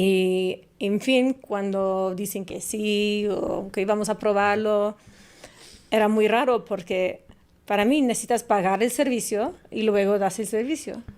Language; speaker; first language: Spanish; non-native, fluent; English